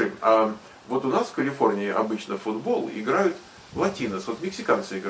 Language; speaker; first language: Russian; native; Russian